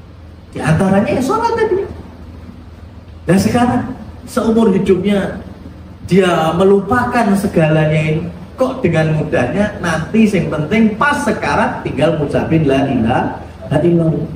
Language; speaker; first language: Indonesian; native; Indonesian